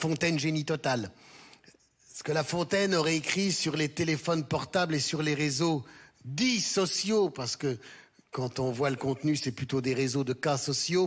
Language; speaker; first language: French; native; French